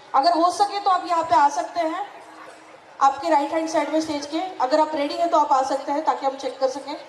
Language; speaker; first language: Hindi; non-native, local second language; Marathi